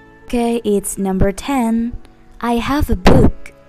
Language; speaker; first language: English; non-native, fluent; Indonesian